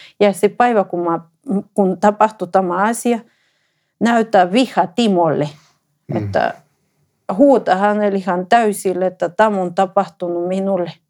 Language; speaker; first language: Finnish; non-native, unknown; Spanish